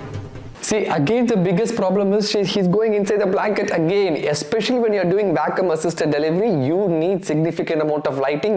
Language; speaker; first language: English; non-native, local second language; Tamil